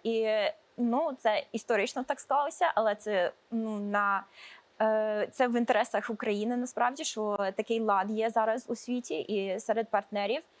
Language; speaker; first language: Ukrainian; early bilingual, heritage; Ukrainian